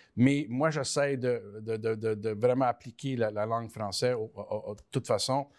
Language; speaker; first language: French; early bilingual, other home language; Italian